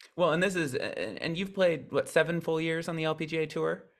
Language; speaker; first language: English; native; English